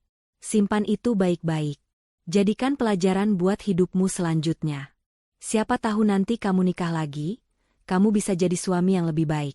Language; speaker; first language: Indonesian; native; Indonesian